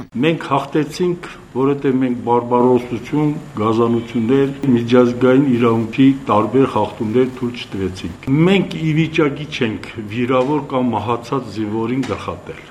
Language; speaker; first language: Armenian; non-native, local second language; Kurdish